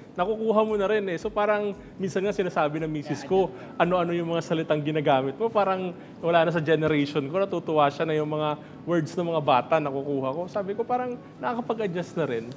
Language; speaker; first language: Filipino; native; Filipino